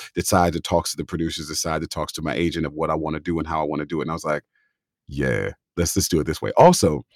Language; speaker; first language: English; native; English